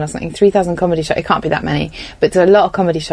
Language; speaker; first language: English; native; English